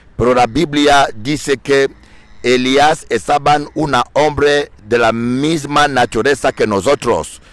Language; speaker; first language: Spanish; non-native, learner; French